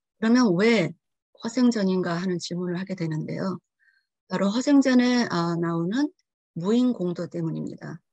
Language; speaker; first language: Korean; early bilingual, heritage; Korean